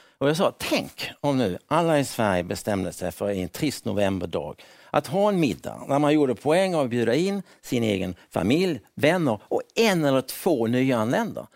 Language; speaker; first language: Swedish; native; Swedish